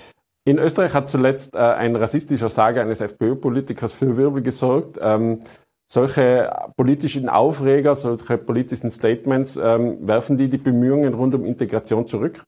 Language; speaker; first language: German; native; German